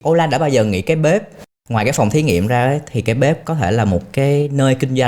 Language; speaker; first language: Vietnamese; native; Vietnamese